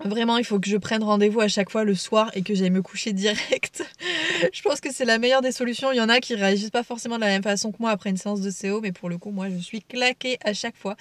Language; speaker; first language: French; native; French